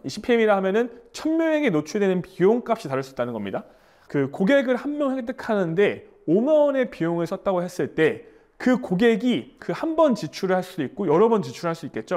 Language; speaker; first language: Korean; native; Korean